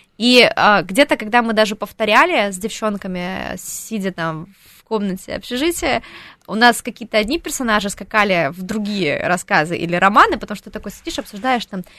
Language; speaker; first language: Russian; non-native, local second language; Ukrainian